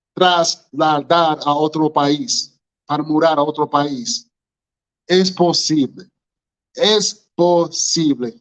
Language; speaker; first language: Spanish; non-native, learner; English